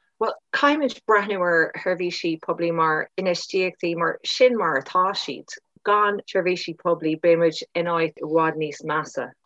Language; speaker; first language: Irish; non-native, local second language; English